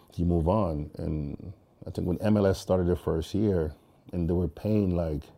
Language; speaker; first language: English; early bilingual, other home language; Jamaican Creole English